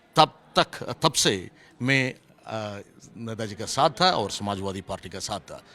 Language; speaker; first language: Hindi; non-native, local second language; Malayalam